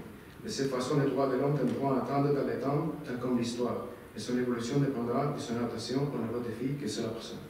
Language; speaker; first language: French; non-native, fluent; Spanish